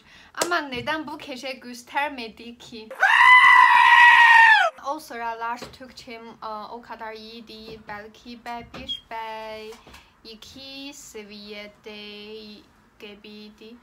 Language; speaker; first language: Turkish; non-native, learner; Chinese